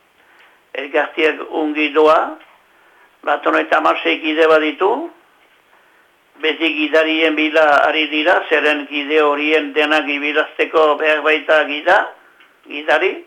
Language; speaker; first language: Basque; native; Basque